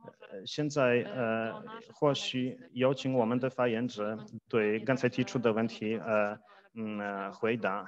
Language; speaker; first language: Chinese; non-native, fluent; Polish